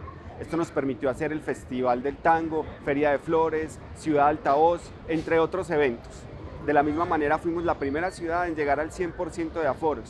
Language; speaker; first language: Spanish; native; Spanish